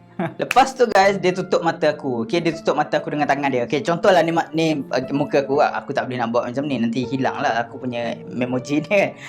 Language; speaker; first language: Malay; native; Malay